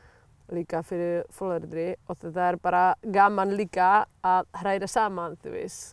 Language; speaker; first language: Icelandic; non-native, learner; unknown